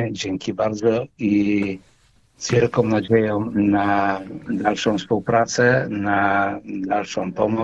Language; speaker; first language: Polish; non-native, local second language; Ukrainian